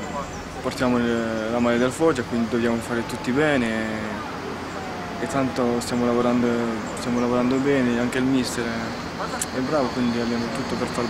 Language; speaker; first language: Italian; non-native, fluent; French